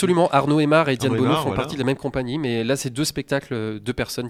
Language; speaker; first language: French; native; French